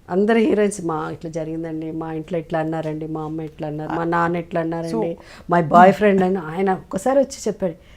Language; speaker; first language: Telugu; native; Telugu